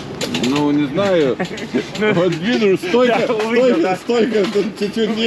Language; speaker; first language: Russian; non-native, fluent; Lithuanian